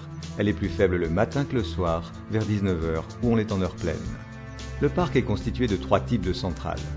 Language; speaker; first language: French; native; French